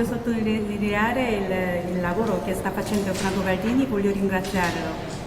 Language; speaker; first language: Italian; non-native, fluent; Korean